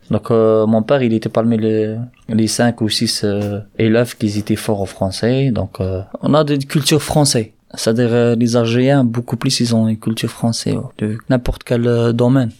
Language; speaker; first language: French; non-native, local second language; Arabic